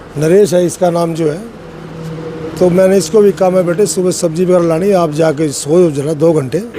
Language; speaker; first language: Hindi; native; Hindi